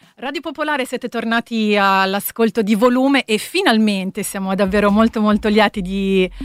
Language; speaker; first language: Italian; native; Italian